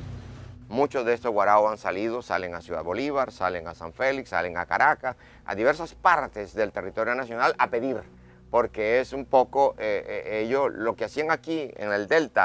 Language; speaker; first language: Spanish; native; Spanish